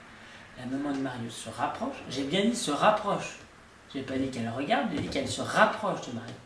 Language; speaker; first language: French; native; French